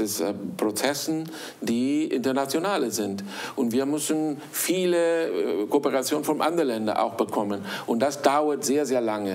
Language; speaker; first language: German; early bilingual, heritage; German